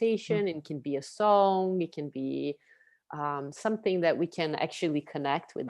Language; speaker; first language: English; non-native, fluent; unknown